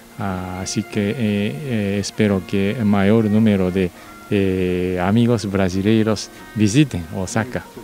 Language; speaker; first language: Portuguese; non-native, learner; Japanese